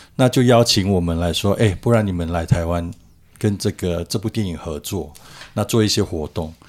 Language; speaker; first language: Chinese; native; Chinese